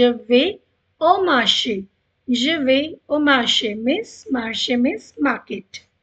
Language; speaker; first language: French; non-native, fluent; Hindi